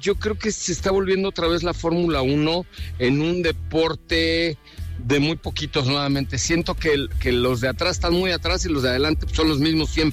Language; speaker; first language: Spanish; native; Spanish